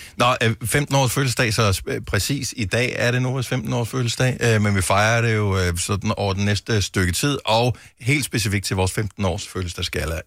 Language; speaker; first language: Danish; native; Danish